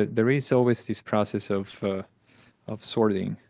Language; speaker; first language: English; non-native, fluent; Italian